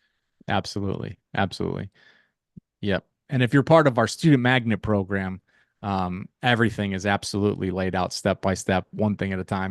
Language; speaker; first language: English; native; English